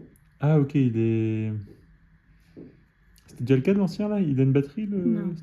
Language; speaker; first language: French; native; French